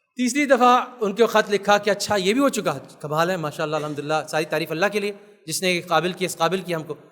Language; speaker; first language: Urdu; native; Urdu